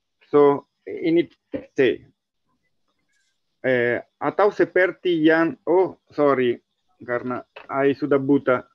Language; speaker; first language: Indonesian; non-native, learner; Italian